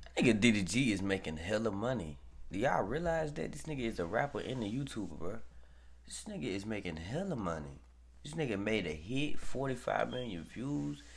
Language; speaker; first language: English; native; English